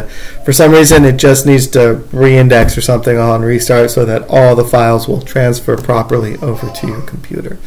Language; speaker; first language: English; native; English